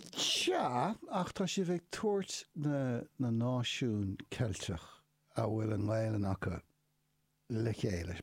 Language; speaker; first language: Irish; native; Irish